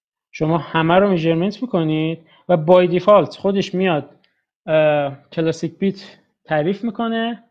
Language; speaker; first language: Persian; native; Persian